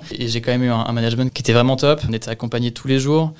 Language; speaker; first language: French; native; French